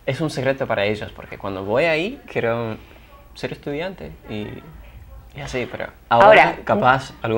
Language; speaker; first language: Spanish; non-native, fluent; English